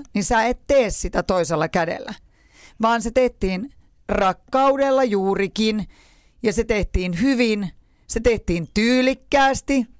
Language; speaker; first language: Finnish; native; Finnish